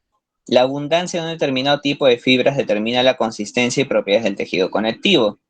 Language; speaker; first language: Spanish; native; Spanish